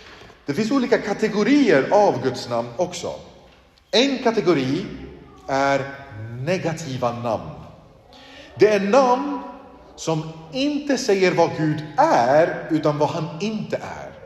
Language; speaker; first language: Swedish; early bilingual, other home language; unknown